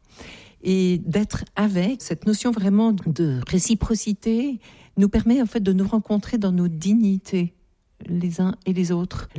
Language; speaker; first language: French; native; French